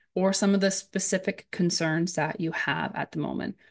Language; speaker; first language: English; native; English